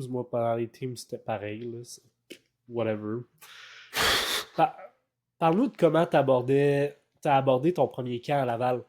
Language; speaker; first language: French; native; French